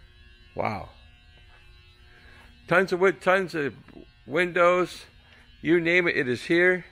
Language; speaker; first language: English; native; English